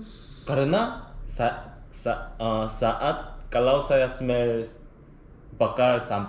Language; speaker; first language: Indonesian; non-native, learner; Korean